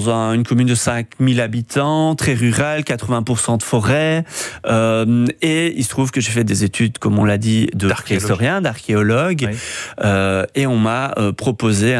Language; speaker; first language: French; native; French